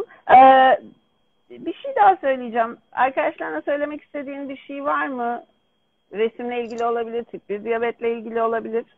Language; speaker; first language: Turkish; native; Turkish